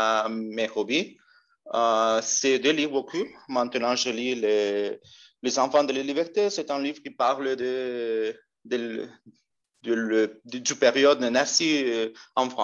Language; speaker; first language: French; non-native, learner; Spanish